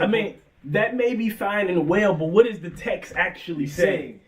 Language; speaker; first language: English; native; English